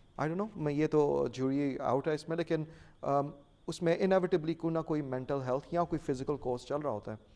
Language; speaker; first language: Urdu; non-native, local second language; Punjabi